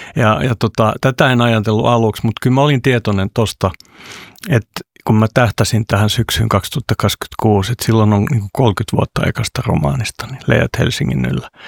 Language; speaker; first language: Finnish; non-native, local second language; Swedish